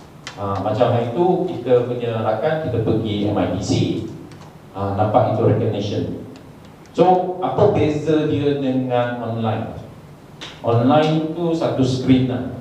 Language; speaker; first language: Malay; non-native, local second language; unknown